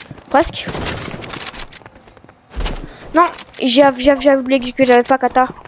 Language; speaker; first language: French; native; French